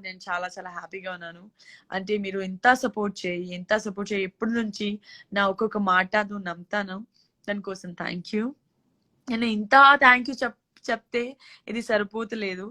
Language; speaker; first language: Telugu; non-native, learner; Gujarati